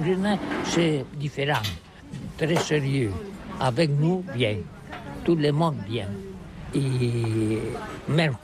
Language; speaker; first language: French; non-native, learner; Catalan